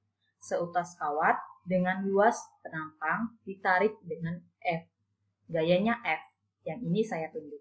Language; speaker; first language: Indonesian; native; Indonesian